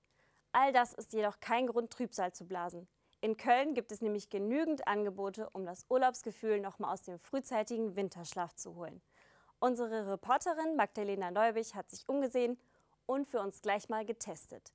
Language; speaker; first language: German; native; German